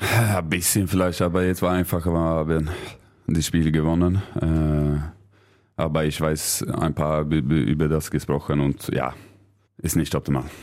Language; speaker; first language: German; non-native, learner; Swedish